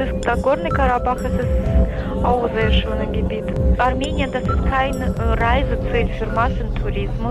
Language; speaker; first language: German; non-native, fluent; Armenian